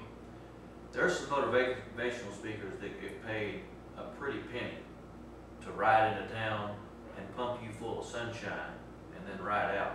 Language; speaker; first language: English; native; English